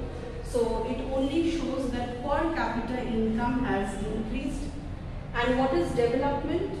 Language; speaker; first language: English; non-native, local second language; Bangla